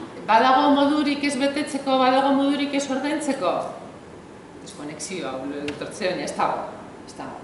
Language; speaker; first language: Basque; native; Basque